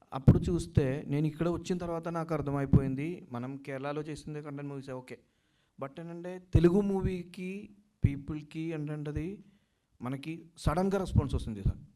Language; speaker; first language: Telugu; non-native, learner; Malayalam